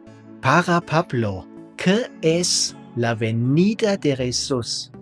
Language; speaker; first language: Spanish; non-native, fluent; German